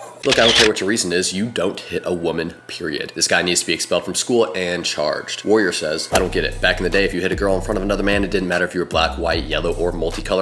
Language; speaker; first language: English; native; English